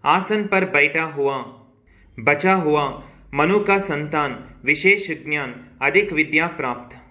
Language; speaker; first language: Hindi; non-native, local second language; Kannada